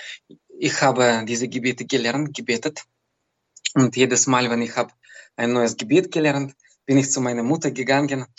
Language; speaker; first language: German; non-native, fluent; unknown